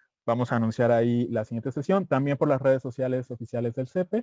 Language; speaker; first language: Spanish; native; Spanish